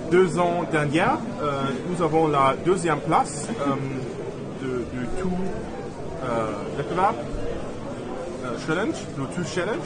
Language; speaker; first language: French; non-native, learner; German